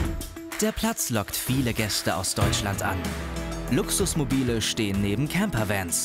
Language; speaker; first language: German; native; German